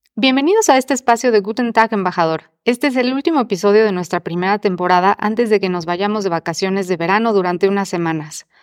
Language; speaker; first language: Spanish; native; Spanish